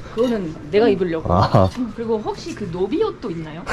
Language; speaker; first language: Korean; non-native, fluent; French